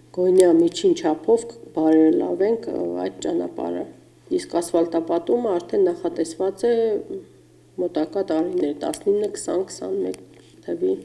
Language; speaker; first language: Armenian; native; Armenian